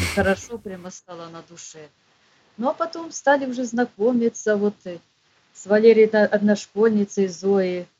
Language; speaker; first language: Russian; native; Russian